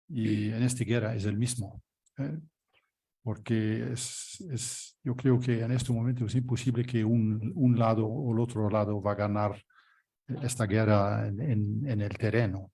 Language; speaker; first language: Spanish; non-native, fluent; Dutch